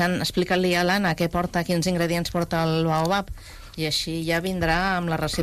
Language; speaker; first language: Catalan; native; Catalan